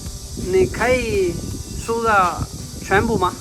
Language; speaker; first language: Chinese; non-native, learner; Urdu